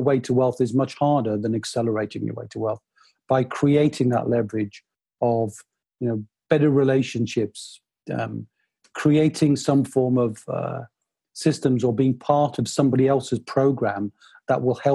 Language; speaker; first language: English; native; English